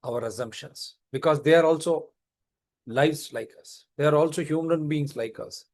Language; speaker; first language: English; non-native, local second language; Telugu